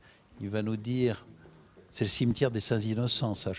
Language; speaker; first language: French; native; French